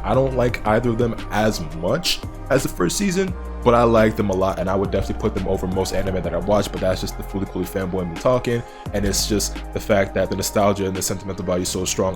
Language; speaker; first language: English; native; English